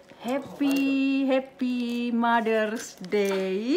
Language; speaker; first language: English; non-native, learner; Indonesian